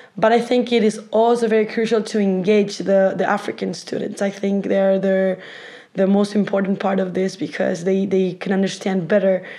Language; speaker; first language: English; non-native, fluent; Spanish